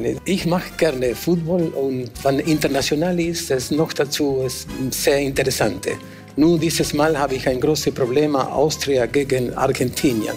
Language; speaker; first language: German; non-native, fluent; Spanish